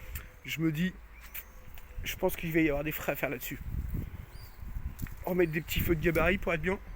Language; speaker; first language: French; native; French